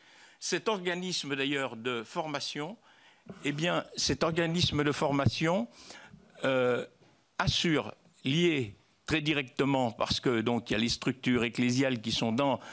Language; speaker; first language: French; native; French